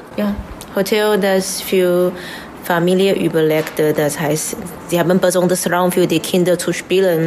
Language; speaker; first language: German; non-native, learner; Chinese